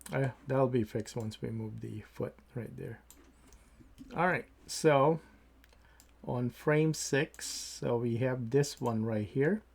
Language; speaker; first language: English; native; English